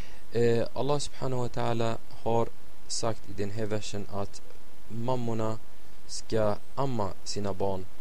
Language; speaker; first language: Swedish; non-native, fluent; Arabic